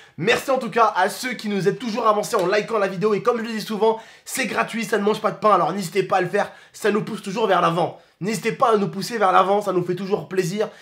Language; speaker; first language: French; early bilingual, other home language; Arabic